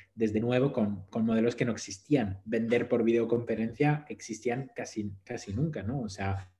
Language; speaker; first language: Spanish; non-native, fluent; French